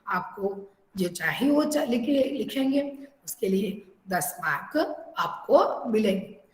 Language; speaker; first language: Hindi; non-native, local second language; Telugu